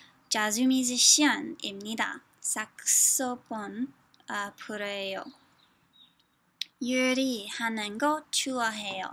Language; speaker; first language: Korean; non-native, learner; English